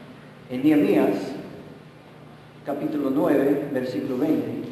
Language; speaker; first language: Spanish; non-native, fluent; English